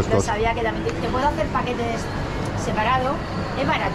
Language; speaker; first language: Spanish; native; Spanish